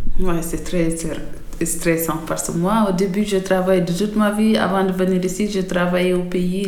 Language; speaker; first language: French; non-native, local second language; Fula